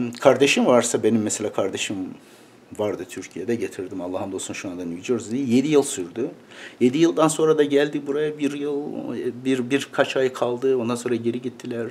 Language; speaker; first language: Turkish; native; Turkish